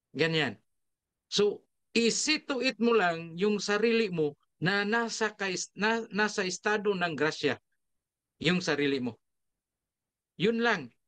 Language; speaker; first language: Filipino; non-native, local second language; Cebuano